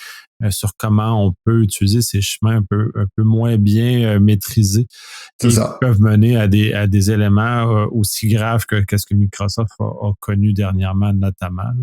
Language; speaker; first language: French; native; French